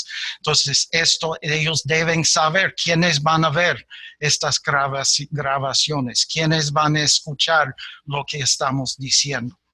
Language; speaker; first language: Spanish; non-native, fluent; English